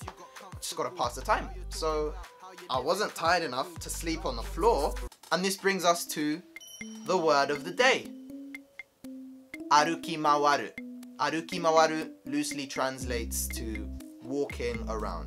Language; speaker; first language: English; native; English